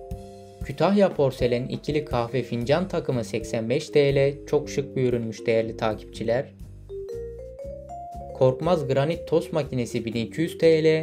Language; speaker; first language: Turkish; native; Turkish